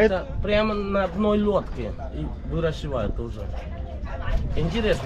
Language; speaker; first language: Russian; non-native, fluent; Khmer